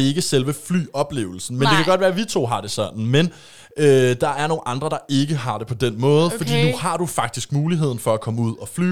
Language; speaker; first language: Danish; native; Danish